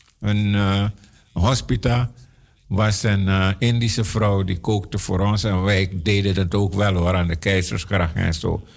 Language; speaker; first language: Dutch; non-native, local second language; Sranan Tongo